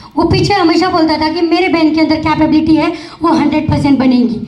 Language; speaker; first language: Hindi; non-native, local second language; Marathi